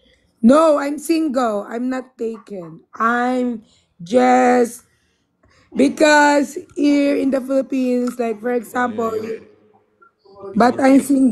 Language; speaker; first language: English; non-native, learner; Filipino